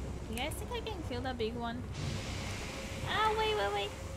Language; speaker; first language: English; non-native, fluent; Portuguese